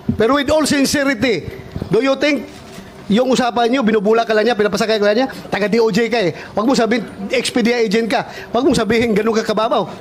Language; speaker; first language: Filipino; native; Filipino